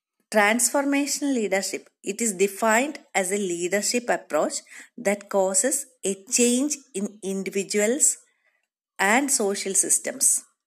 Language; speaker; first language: English; non-native, local second language; Malayalam